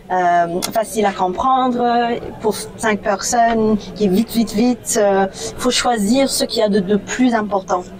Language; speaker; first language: French; non-native, fluent; English